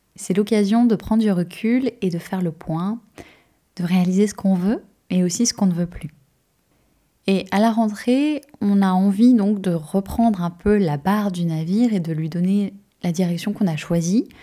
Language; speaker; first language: French; native; French